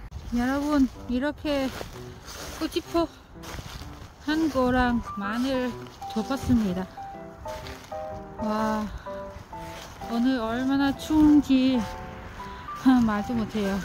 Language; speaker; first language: Korean; non-native, learner; Vietnamese